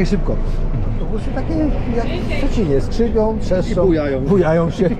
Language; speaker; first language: Polish; native; Polish